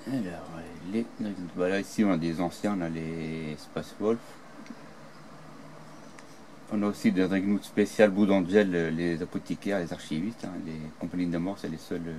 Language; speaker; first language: French; native; French